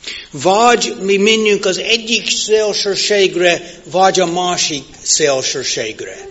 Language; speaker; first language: Hungarian; non-native, fluent; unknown